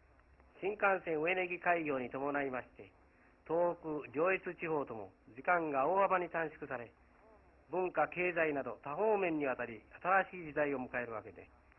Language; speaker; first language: Japanese; native; Japanese